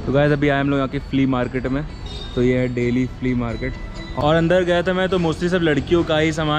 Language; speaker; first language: Hindi; native; Hindi